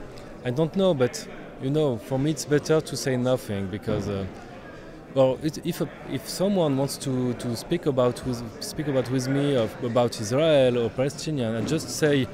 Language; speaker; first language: English; non-native, learner; French